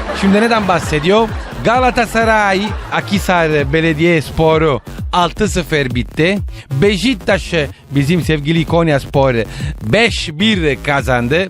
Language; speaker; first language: Turkish; non-native, learner; Italian